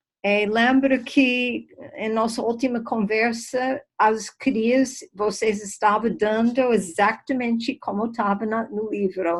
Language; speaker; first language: Portuguese; non-native, fluent; English